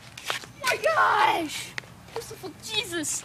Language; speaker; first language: English; native; English